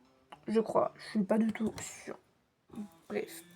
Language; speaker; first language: French; native; French